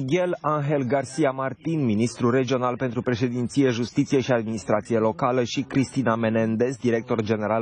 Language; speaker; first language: Romanian; native; Romanian